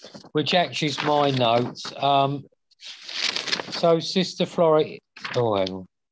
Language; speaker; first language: English; native; English